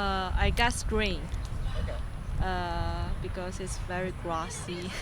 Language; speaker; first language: English; non-native, fluent; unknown